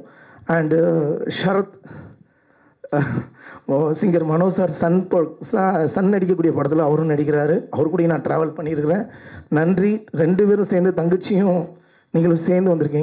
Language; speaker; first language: Tamil; native; Tamil